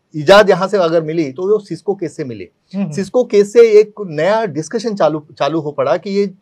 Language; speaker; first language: Hindi; native; Hindi